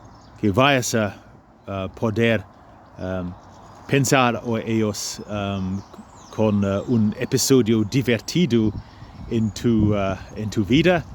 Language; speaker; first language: Spanish; non-native, fluent; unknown